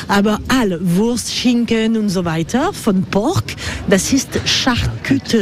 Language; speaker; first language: German; non-native, fluent; French